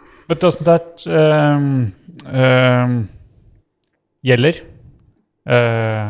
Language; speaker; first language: English; non-native, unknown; Norwegian